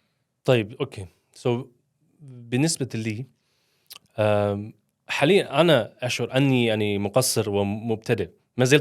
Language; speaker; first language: Arabic; non-native, learner; Swedish